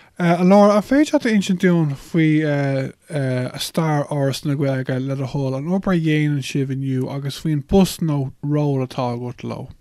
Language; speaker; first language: Irish; non-native, local second language; English